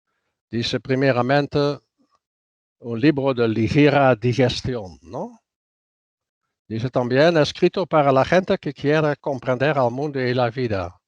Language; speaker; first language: Spanish; non-native, fluent; Dutch